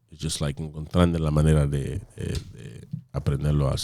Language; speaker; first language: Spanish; early bilingual, other home language; English